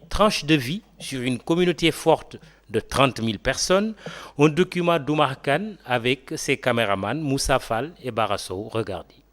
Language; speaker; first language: French; non-native, local second language; Wolof